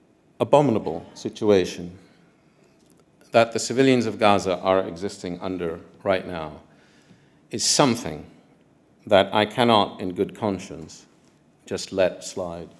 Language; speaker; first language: English; non-native, fluent; Arabic